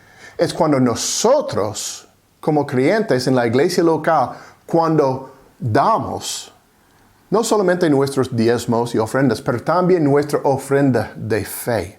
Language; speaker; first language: Spanish; non-native, fluent; English